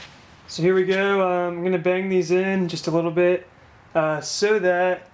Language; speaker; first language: English; native; English